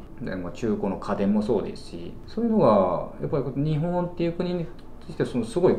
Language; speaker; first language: Japanese; non-native, fluent; Korean